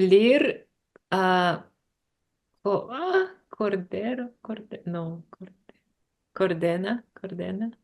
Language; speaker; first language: Spanish; non-native, learner; English